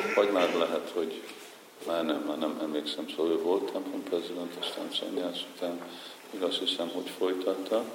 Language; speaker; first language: Hungarian; early bilingual, heritage; Hungarian